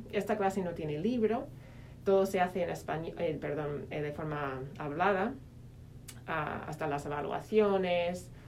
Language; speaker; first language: Spanish; non-native, fluent; English